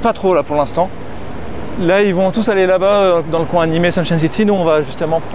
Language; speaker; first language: French; native; French